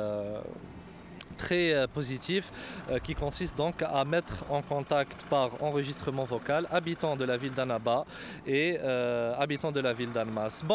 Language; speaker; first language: French; non-native, local second language; Arabic